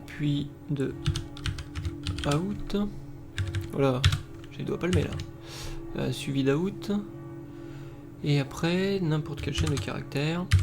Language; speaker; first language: French; native; French